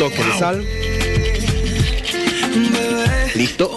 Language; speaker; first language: Spanish; native; Spanish